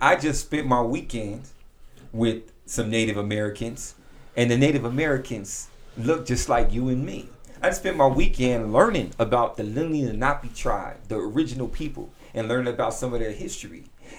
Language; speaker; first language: English; native; English